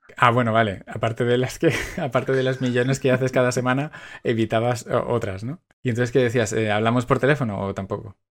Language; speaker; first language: Spanish; native; Spanish